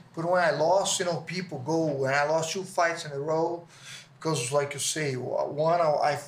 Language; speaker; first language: English; non-native, learner; Portuguese